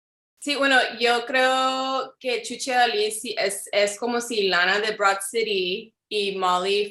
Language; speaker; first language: Spanish; early bilingual, heritage; Spanish